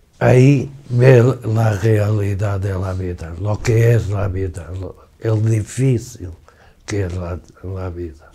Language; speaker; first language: Spanish; non-native, fluent; Portuguese